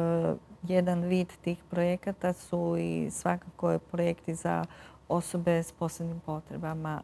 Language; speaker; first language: Croatian; native; Croatian